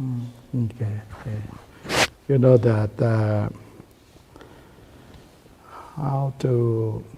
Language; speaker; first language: English; non-native, learner; Thai